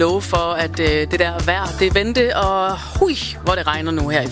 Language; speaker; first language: Danish; native; Danish